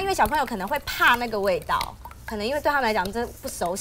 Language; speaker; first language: Chinese; native; Chinese